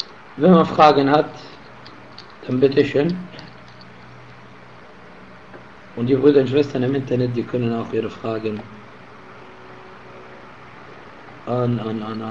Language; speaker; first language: German; non-native, fluent; Arabic